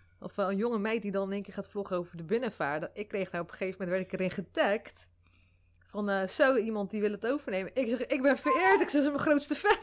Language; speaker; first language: Dutch; early bilingual, other home language; Armenian